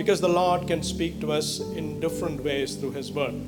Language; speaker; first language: English; non-native, local second language; Tamil